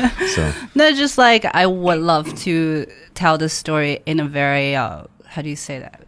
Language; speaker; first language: English; non-native, fluent; Chinese